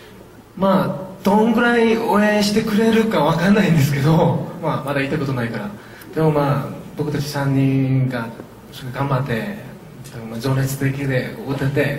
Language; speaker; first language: Japanese; non-native, fluent; Korean